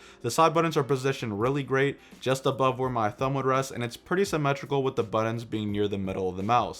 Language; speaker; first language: English; native; English